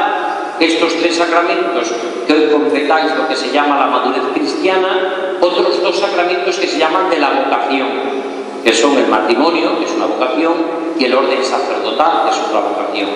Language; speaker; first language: Spanish; native; Spanish